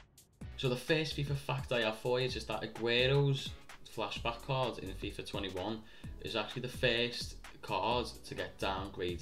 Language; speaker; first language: English; native; English